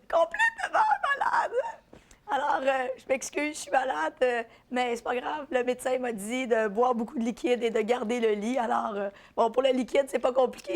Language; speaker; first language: French; native; French